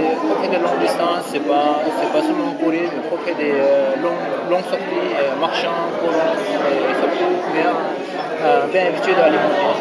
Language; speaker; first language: French; non-native, fluent; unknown